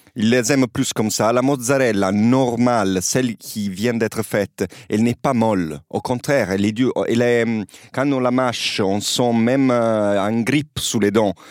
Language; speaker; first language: French; non-native, fluent; Italian